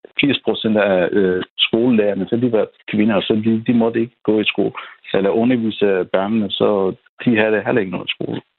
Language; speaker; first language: Danish; non-native, fluent; Persian